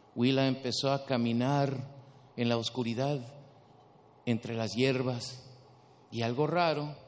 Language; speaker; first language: Spanish; early bilingual, heritage; Spanish